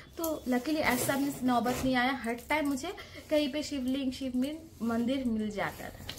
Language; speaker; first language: Hindi; non-native, local second language; Bangla